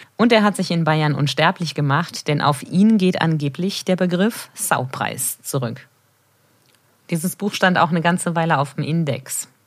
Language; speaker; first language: German; native; German